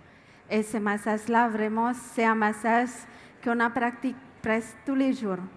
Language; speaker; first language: French; non-native, learner; Indonesian